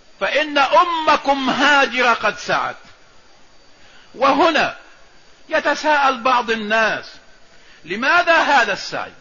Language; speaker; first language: Arabic; native; Arabic